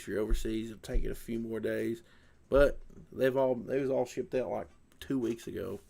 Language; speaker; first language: English; native; English